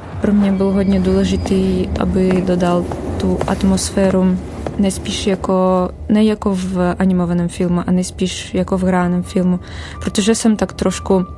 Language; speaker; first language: Czech; non-native, fluent; Russian